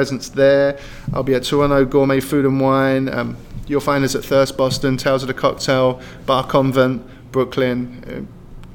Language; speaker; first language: English; native; English